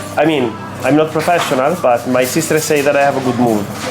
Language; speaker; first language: English; non-native, fluent; Italian